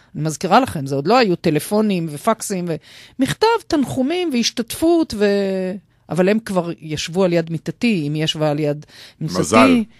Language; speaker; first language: Hebrew; native; Hebrew